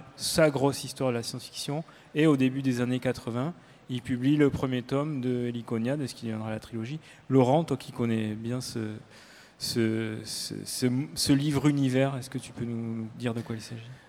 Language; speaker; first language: French; native; French